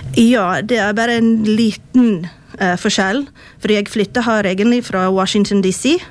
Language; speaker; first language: Norwegian; non-native, fluent; English